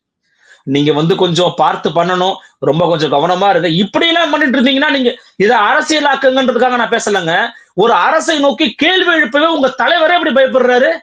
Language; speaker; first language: Tamil; native; Tamil